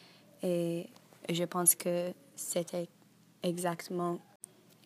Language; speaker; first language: French; non-native, learner; English